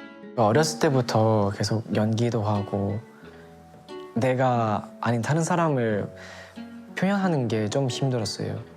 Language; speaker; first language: Korean; non-native, fluent; Thai